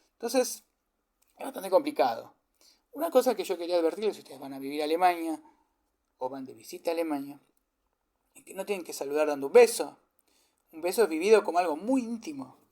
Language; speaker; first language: Spanish; early bilingual, other home language; German